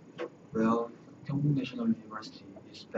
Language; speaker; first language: English; non-native, learner; Korean